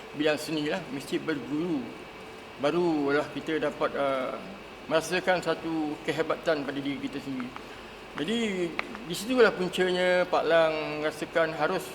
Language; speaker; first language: Malay; native; Malay